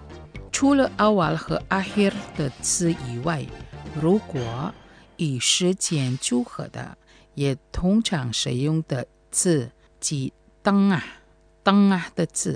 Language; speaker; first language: Chinese; non-native, fluent; Indonesian